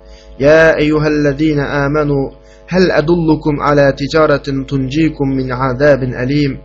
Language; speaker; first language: Arabic; non-native, fluent; Uyghur